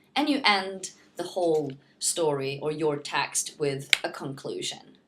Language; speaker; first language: English; non-native, fluent; Norwegian